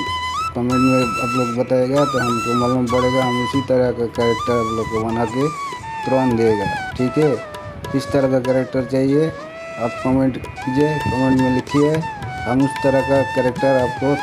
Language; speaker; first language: Hindi; non-native, local second language; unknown